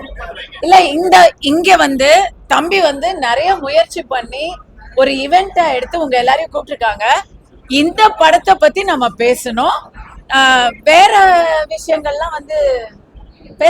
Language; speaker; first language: Tamil; native; Tamil